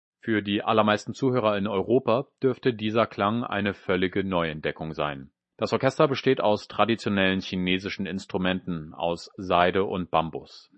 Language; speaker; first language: German; native; German